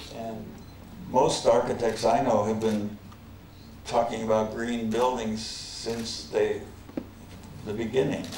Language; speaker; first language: English; native; English